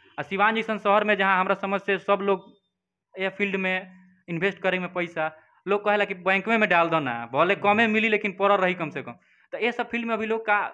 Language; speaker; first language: Hindi; native; Hindi